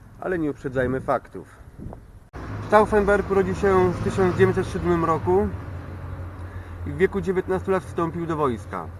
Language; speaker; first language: Polish; native; Polish